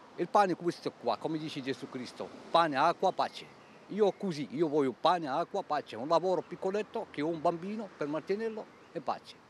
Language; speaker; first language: Italian; non-native, fluent; Arabic